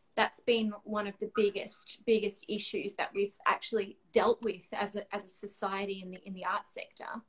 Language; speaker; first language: English; native; English